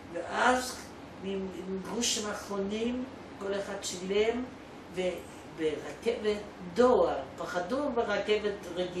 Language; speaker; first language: Hebrew; non-native, fluent; Polish